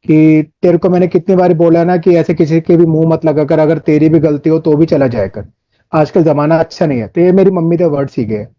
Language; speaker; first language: Hindi; non-native, local second language; Punjabi